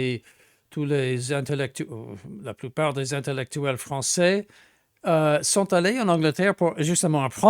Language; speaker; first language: French; non-native, fluent; English